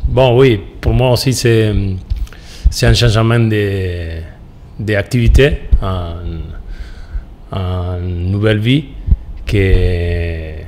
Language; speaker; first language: French; non-native, fluent; Spanish